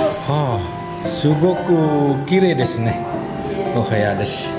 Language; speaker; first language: Japanese; non-native, learner; Indonesian